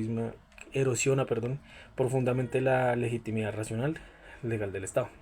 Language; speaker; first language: Spanish; native; Spanish